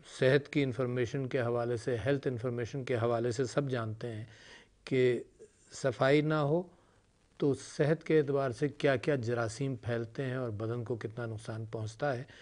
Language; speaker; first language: Urdu; native; Urdu